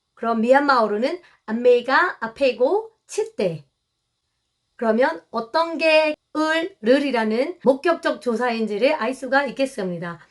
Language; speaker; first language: Korean; non-native, fluent; Burmese